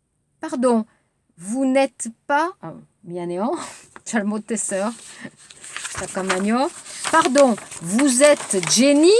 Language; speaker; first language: French; native; French